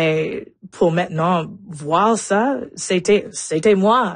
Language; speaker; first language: French; non-native, local second language; English